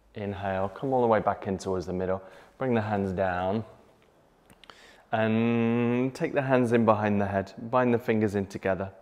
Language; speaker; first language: English; native; English